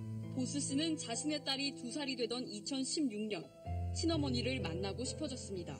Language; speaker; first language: Korean; native; Korean